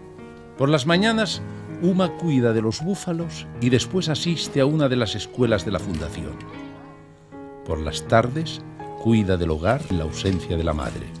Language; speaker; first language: Spanish; native; Spanish